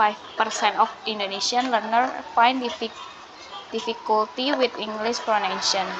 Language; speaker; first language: English; non-native, learner; Indonesian